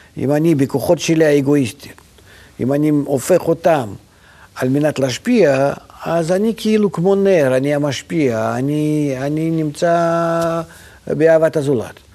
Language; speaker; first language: Hebrew; non-native, fluent; Russian